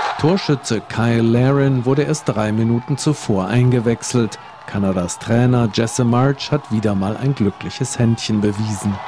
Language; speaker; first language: German; native; German